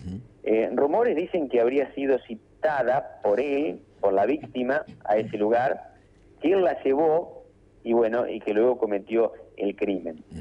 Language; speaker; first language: Spanish; native; Spanish